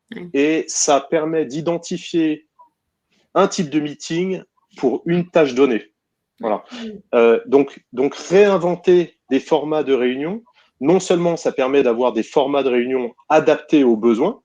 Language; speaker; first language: French; native; French